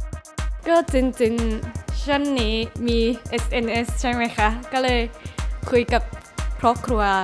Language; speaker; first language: Thai; non-native, learner; Japanese